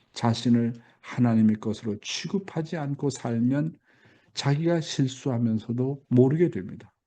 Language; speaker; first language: Korean; native; Korean